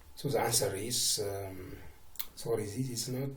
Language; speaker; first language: English; non-native, local second language; Amharic